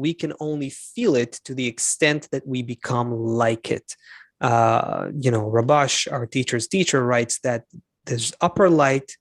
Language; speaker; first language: English; non-native, fluent; Hebrew